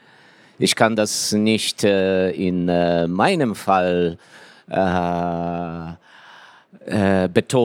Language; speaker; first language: German; non-native, fluent; Ukrainian